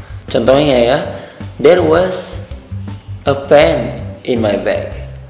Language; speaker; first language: English; non-native, fluent; Indonesian